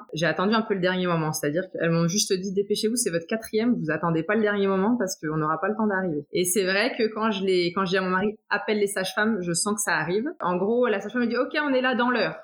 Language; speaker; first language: French; native; French